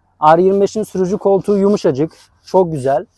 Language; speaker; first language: Turkish; native; Turkish